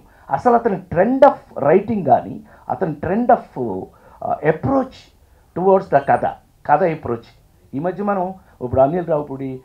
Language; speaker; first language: Telugu; native; Telugu